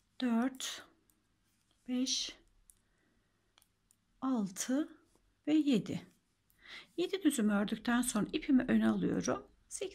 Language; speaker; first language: Turkish; native; Turkish